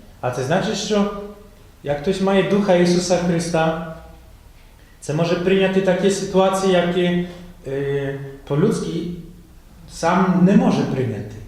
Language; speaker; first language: Ukrainian; non-native, fluent; Polish